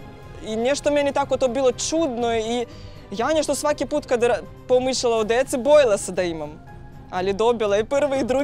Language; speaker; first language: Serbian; non-native, learner; Russian